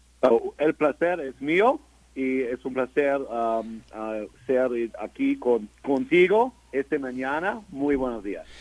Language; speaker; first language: Spanish; non-native, learner; English